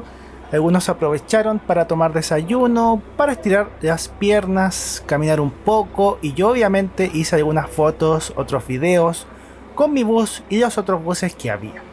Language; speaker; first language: Spanish; native; Spanish